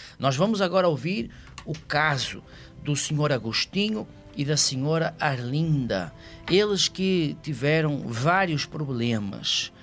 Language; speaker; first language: Portuguese; native; Portuguese